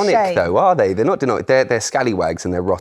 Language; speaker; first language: English; native; English